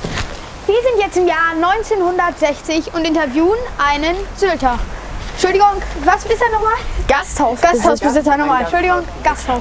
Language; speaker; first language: German; native; German